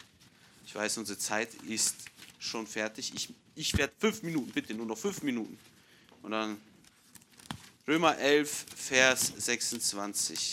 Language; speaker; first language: German; non-native, fluent; English